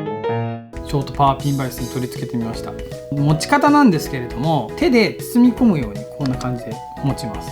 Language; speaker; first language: Japanese; native; Japanese